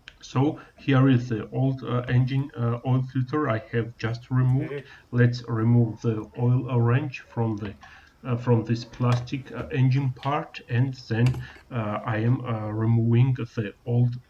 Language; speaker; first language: English; non-native, learner; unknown